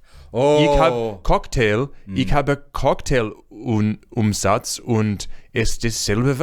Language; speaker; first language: German; non-native, learner; English